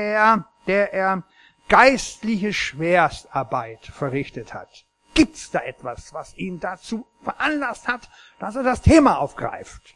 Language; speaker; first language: German; native; German